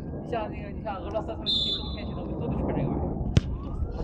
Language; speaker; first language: Chinese; native; Chinese